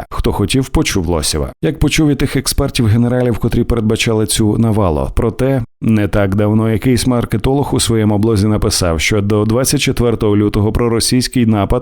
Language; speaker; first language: Ukrainian; native; Ukrainian